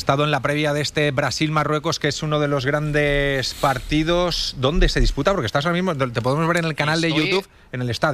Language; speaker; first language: Spanish; native; Spanish